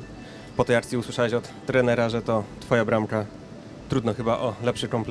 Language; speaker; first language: Polish; native; Polish